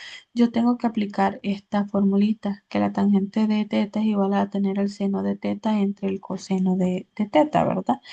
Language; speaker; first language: Spanish; native; Spanish